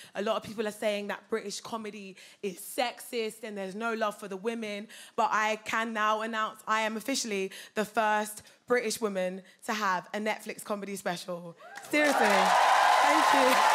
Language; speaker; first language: English; native; English